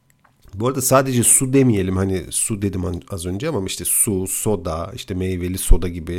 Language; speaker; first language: Turkish; native; Turkish